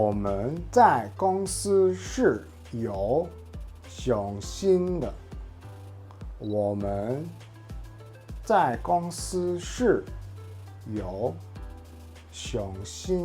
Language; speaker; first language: Chinese; non-native, learner; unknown